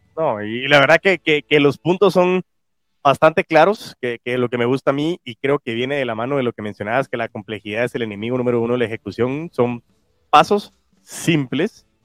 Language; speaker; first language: Spanish; native; Spanish